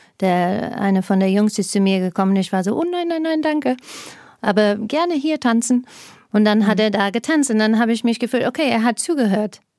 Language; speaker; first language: German; non-native, fluent; English